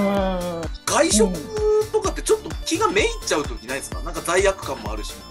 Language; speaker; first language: Japanese; native; Japanese